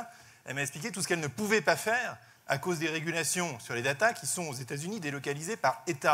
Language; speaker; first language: French; native; French